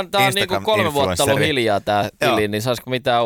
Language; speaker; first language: Finnish; native; Finnish